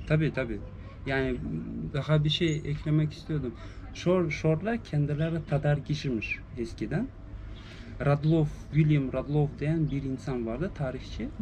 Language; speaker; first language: Turkish; non-native, fluent; Russian